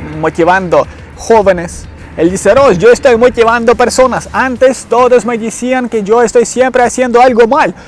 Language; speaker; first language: Spanish; non-native, learner; Ukrainian